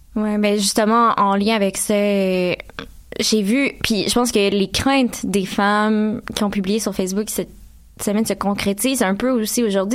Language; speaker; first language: French; native; French